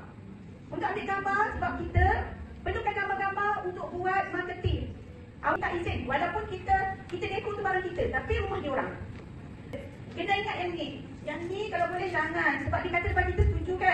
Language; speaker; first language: Malay; native; Malay